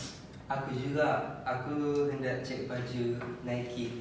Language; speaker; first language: Indonesian; non-native, learner; Japanese